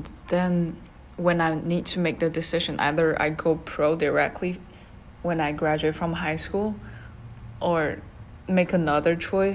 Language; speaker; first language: English; non-native, fluent; Chinese